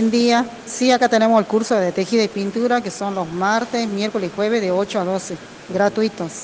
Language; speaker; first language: Spanish; native; Spanish